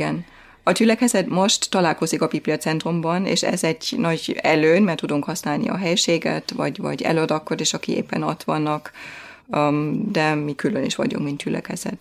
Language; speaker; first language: Hungarian; non-native, fluent; German